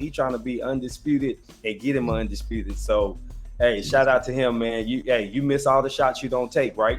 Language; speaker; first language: English; native; English